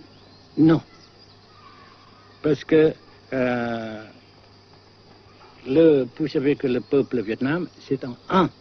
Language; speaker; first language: French; non-native, fluent; Vietnamese